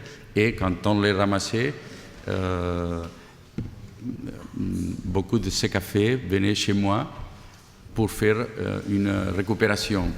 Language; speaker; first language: French; non-native, fluent; Catalan